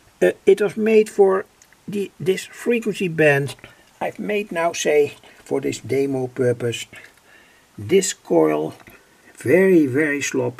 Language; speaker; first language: English; non-native, fluent; Dutch